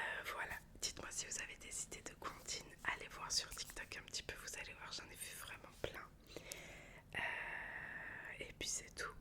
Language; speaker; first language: French; native; French